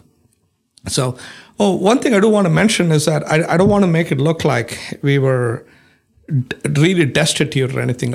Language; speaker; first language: English; non-native, local second language; Malayalam